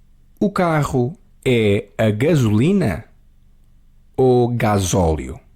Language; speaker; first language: Portuguese; non-native, learner; English